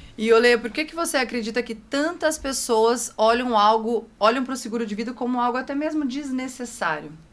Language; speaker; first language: Portuguese; native; Portuguese